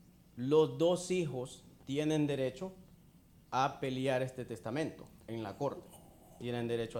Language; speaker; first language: Spanish; native; Spanish